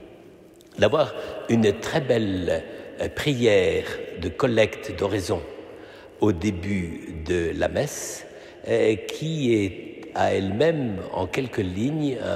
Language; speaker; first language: French; native; French